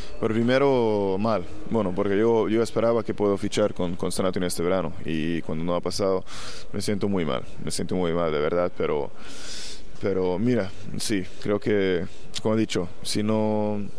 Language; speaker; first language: Spanish; non-native, fluent; Hungarian